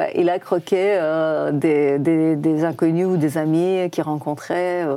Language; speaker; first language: French; non-native, fluent; Persian